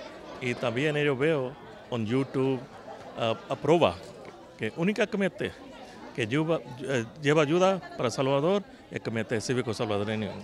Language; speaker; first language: Spanish; non-native, learner; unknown